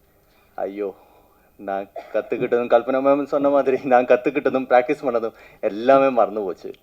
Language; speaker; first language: Tamil; non-native, learner; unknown